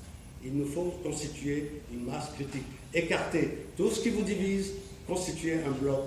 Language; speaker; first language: French; native; French